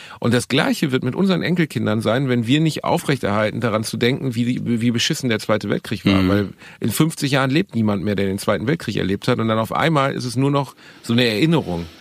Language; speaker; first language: German; early bilingual, other home language; Turkish